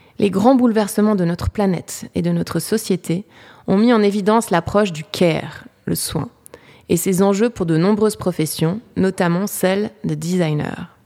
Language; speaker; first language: French; native; French